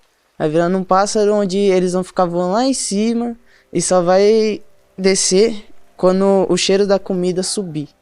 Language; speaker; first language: Portuguese; non-native, local second language; Guarani